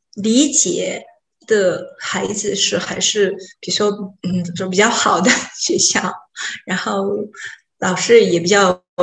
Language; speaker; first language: Chinese; non-native, fluent; Japanese